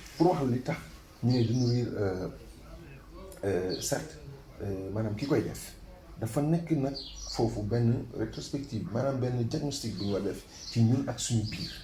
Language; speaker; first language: Wolof; native; Wolof